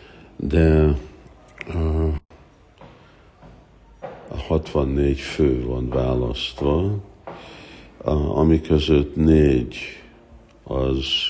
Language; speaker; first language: Hungarian; early bilingual, heritage; Hungarian